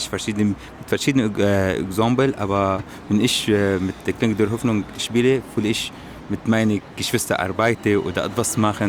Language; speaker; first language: German; non-native, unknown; Arabic